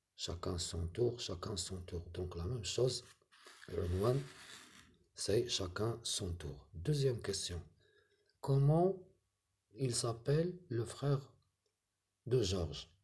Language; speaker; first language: French; non-native, local second language; Arabic